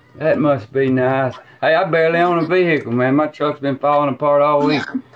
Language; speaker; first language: English; native; English